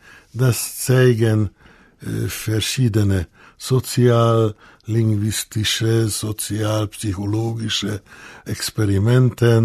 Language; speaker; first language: German; non-native, fluent; Hungarian